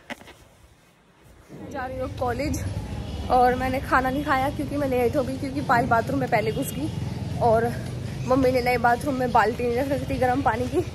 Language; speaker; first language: Hindi; native; Hindi